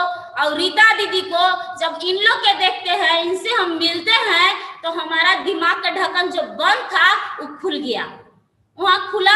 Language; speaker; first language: Hindi; non-native, local second language; Bhojpuri